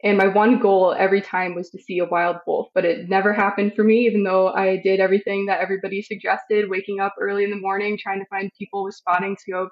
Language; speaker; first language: English; native; English